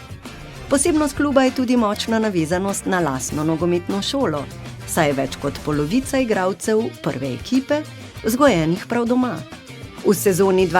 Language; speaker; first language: Slovenian; native; Slovenian